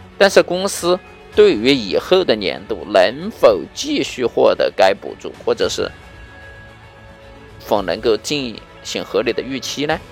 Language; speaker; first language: Chinese; native; Chinese